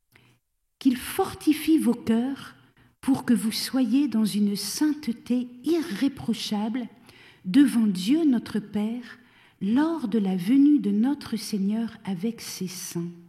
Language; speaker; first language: French; native; French